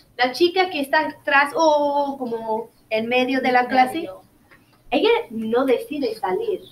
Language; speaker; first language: Spanish; non-native, fluent; English